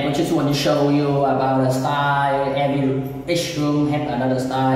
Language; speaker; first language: English; non-native, learner; Vietnamese